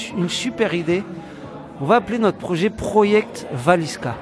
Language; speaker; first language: French; native; French